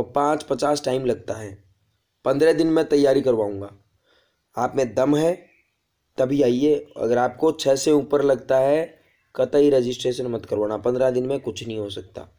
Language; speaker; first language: Hindi; native; Hindi